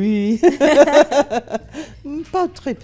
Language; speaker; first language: French; non-native, learner; English